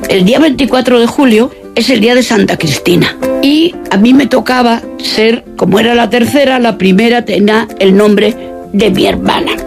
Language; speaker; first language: Spanish; native; Spanish